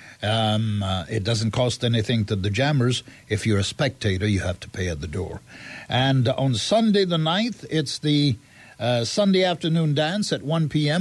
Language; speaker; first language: English; early bilingual, other home language; French